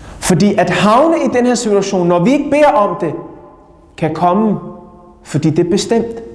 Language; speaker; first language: Danish; early bilingual, other home language; Urdu